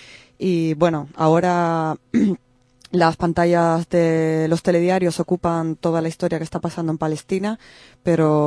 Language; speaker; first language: Spanish; native; Spanish